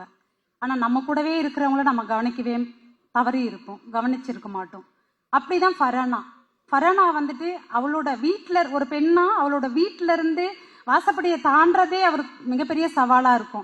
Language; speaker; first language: Tamil; native; Tamil